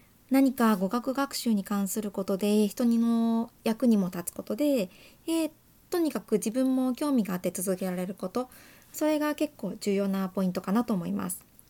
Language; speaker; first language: Japanese; native; Japanese